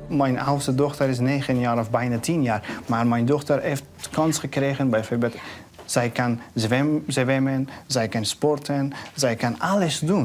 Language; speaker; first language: Dutch; non-native, learner; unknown